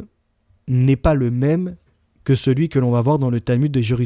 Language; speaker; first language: French; native; French